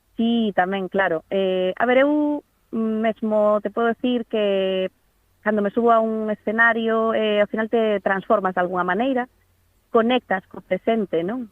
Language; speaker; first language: Galician; native; Galician